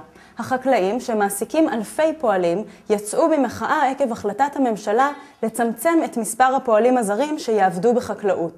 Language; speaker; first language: Hebrew; native; Hebrew